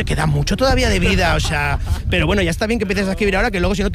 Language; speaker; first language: Spanish; native; Spanish